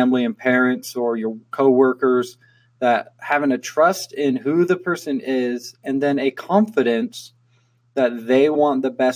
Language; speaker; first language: English; native; English